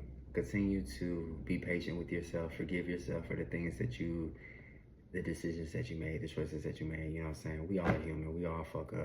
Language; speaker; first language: English; native; English